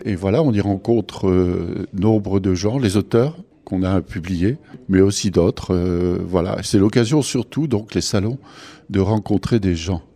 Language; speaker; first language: French; native; French